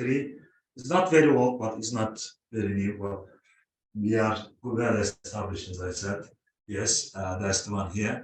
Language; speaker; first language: English; non-native, fluent; Turkish